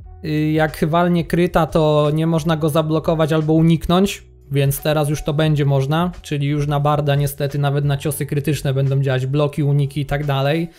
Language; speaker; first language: Polish; native; Polish